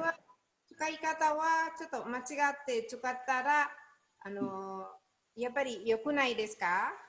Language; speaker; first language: Japanese; non-native, learner; Indonesian